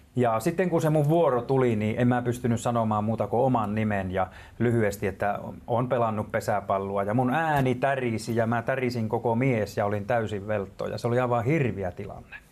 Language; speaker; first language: Finnish; native; Finnish